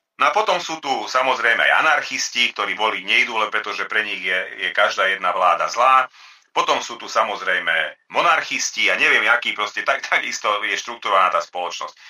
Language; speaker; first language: Slovak; non-native, local second language; Hungarian